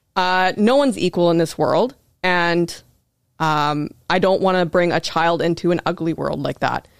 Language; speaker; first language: English; native; English